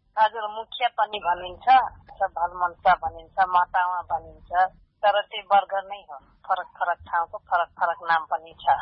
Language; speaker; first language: Nepali; non-native, local second language; Dangaura Tharu